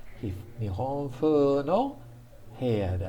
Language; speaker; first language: Japanese; non-native, fluent; English